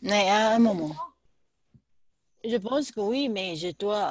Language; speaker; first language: French; non-native, learner; Chinese